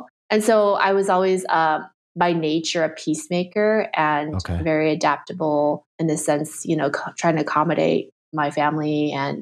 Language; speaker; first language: English; early bilingual, other home language; Chinese